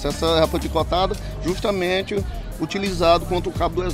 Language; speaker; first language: Portuguese; native; Portuguese